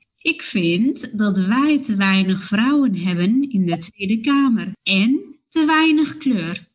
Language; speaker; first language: Dutch; native; Dutch